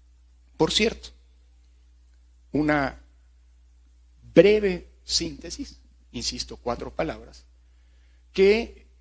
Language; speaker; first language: Spanish; native; Spanish